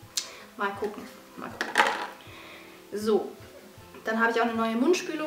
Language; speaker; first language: German; native; German